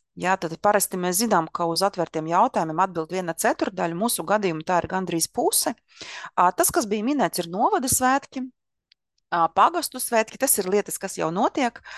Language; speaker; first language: Latvian; non-native, local second language; Russian